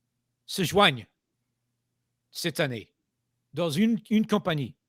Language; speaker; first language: French; non-native, fluent; English